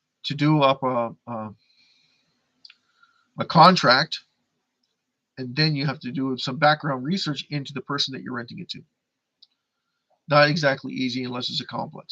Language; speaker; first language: English; native; English